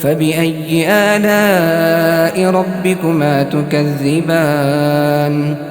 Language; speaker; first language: Arabic; native; Arabic